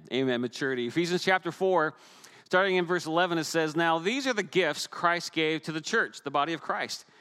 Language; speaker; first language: English; native; English